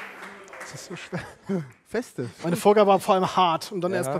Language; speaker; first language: German; native; German